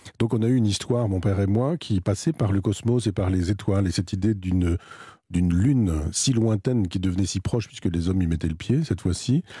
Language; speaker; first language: French; native; French